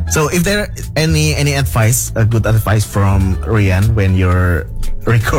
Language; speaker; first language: English; non-native, learner; Indonesian